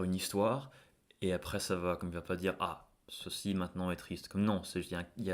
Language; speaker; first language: French; non-native, fluent; English